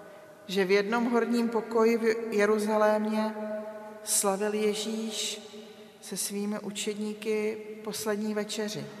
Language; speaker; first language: Czech; native; Czech